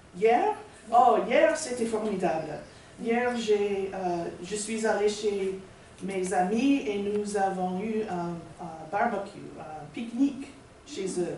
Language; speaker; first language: French; non-native, learner; English